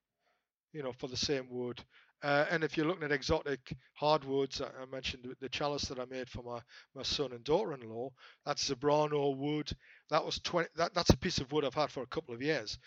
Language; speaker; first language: English; native; English